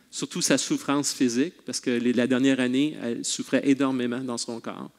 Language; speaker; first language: French; native; French